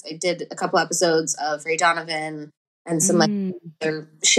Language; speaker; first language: English; native; English